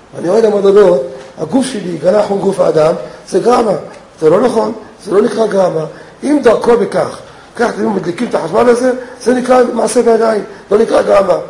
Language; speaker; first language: Hebrew; native; Hebrew